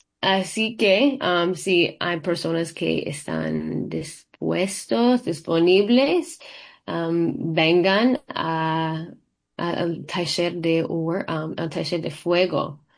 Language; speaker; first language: Spanish; early bilingual, heritage; English